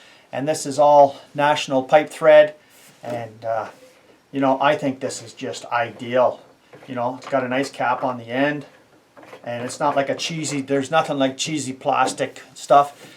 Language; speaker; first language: English; native; English